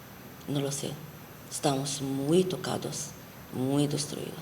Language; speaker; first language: Spanish; non-native, fluent; Arabic